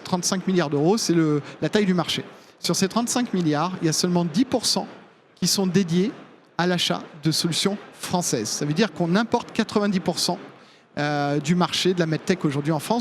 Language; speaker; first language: French; native; French